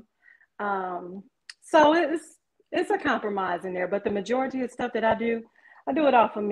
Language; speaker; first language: English; native; English